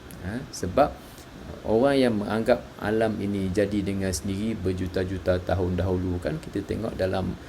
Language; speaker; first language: Malay; native; Malay